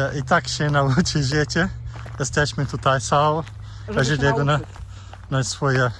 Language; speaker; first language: Polish; non-native, learner; Portuguese